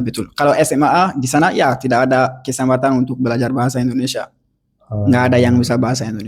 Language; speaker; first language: Indonesian; non-native, learner; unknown